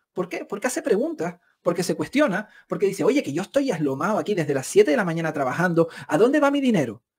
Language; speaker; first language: Spanish; native; Spanish